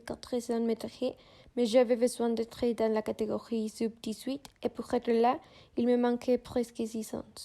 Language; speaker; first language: French; non-native, learner; Spanish